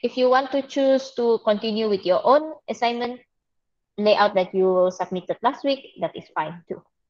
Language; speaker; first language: English; non-native, local second language; Malay